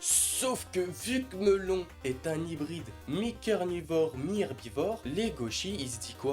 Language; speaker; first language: French; native; French